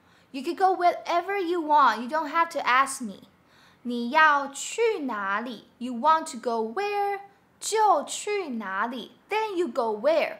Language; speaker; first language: English; non-native, fluent; Chinese